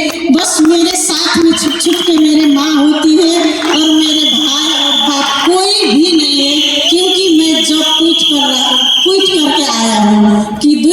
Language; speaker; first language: Hindi; non-native, learner; Nepali